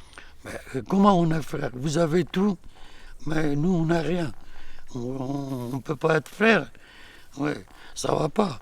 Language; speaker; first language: French; non-native, learner; Kurdish